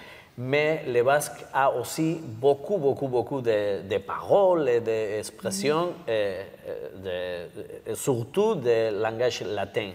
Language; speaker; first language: French; non-native, learner; Basque